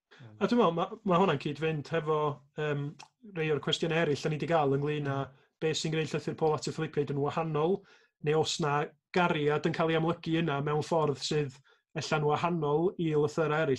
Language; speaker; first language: Welsh; native; Welsh